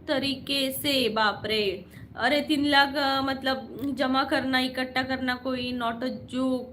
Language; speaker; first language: Hindi; non-native, local second language; Marathi